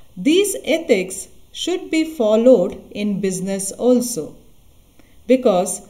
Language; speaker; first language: English; non-native, local second language; Kannada